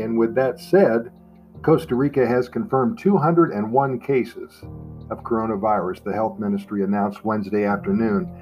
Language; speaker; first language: English; native; English